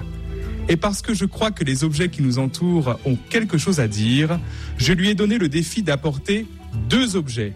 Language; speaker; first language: French; native; French